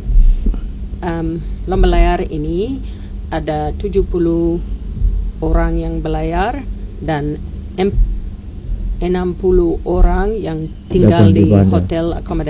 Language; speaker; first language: Indonesian; non-native, learner; English